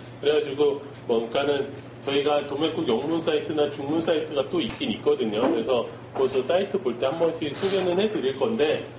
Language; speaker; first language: Korean; native; Korean